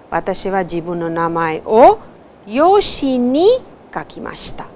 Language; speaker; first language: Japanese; non-native, fluent; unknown